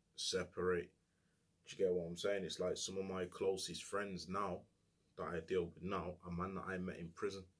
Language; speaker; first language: English; native; English